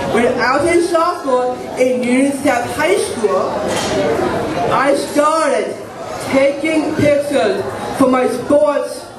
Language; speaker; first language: English; native; English